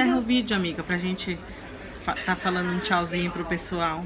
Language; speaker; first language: Portuguese; native; Portuguese